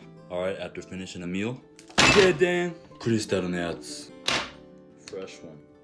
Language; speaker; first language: English; early bilingual, other home language; Japanese